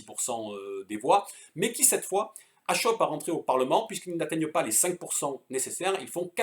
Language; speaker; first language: French; native; French